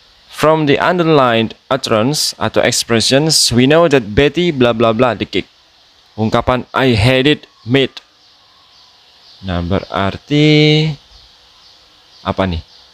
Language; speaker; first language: English; non-native, fluent; Indonesian